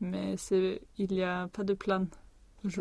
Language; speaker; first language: French; non-native, learner; Swedish